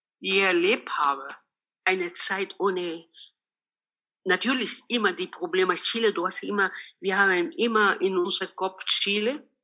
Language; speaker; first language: German; non-native, local second language; Spanish